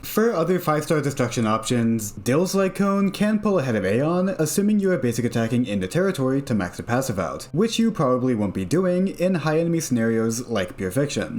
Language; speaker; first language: English; native; English